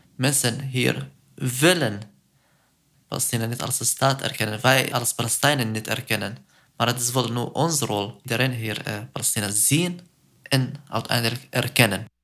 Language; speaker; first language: Dutch; non-native, fluent; Arabic